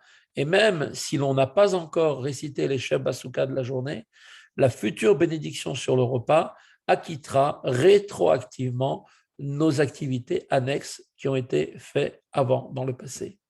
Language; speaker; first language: French; native; French